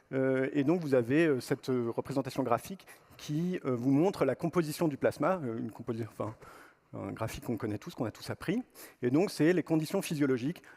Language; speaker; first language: French; native; French